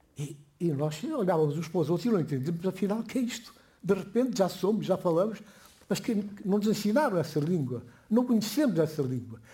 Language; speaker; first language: Portuguese; non-native, local second language; Upper Guinea Crioulo